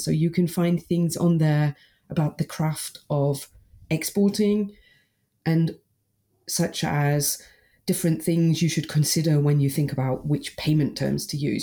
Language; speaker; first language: English; native; English